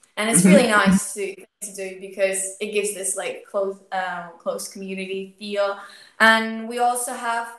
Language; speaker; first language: English; non-native, fluent; Ukrainian